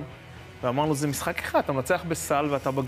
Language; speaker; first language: Hebrew; native; Hebrew